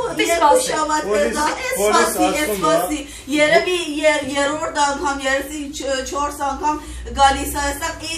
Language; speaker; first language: Armenian; non-native, learner; Persian